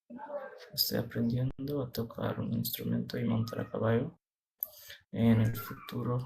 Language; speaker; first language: Spanish; non-native, fluent; Bangla